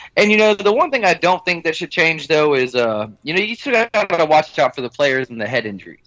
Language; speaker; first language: English; native; English